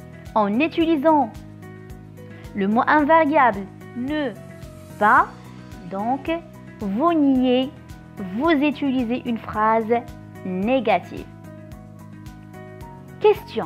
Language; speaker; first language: French; non-native, local second language; Arabic